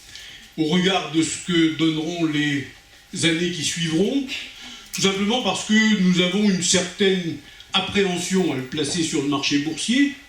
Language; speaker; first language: French; native; French